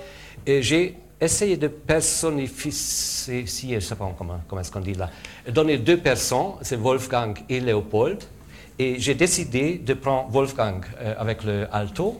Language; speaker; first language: French; non-native, fluent; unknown